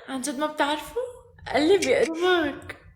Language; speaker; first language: Arabic; native; Arabic